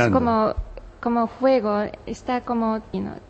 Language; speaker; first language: Spanish; non-native, learner; Japanese